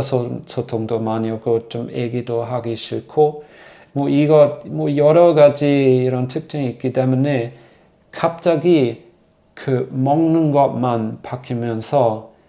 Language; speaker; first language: Korean; non-native, fluent; German